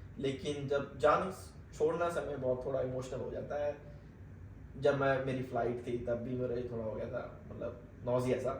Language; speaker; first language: Hindi; non-native, local second language; Punjabi